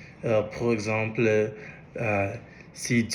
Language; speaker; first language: French; non-native, learner; English